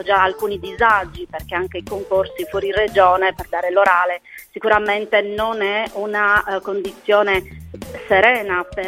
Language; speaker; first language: Italian; native; Italian